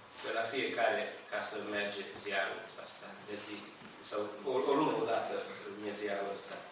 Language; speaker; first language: Romanian; non-native, learner; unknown